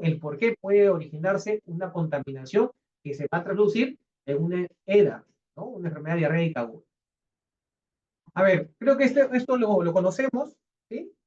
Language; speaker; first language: Spanish; native; Spanish